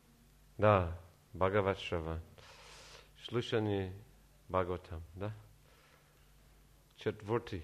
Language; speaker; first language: Russian; non-native, learner; English